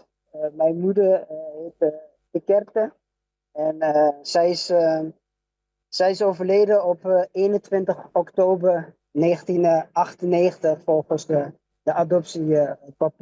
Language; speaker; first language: Dutch; early bilingual, other home language; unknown